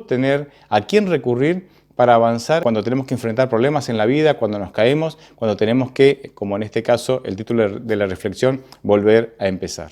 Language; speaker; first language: Spanish; native; Spanish